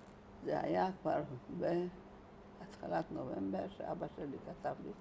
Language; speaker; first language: Hebrew; non-native, fluent; Hungarian